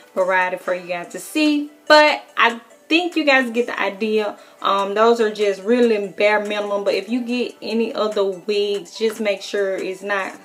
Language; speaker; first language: English; native; English